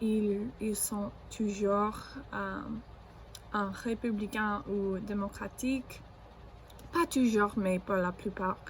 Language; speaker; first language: French; non-native, learner; English